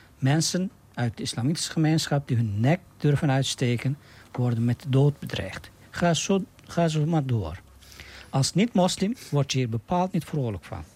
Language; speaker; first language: Dutch; non-native, fluent; Turkish